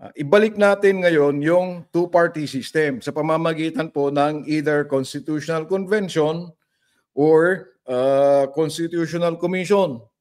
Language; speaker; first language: Filipino; non-native, local second language; Iloko